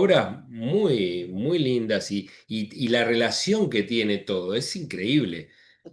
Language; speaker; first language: Spanish; native; Spanish